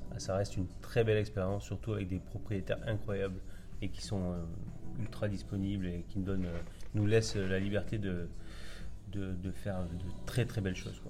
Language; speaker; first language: French; native; French